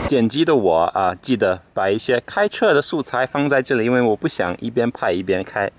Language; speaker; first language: Chinese; non-native, fluent; English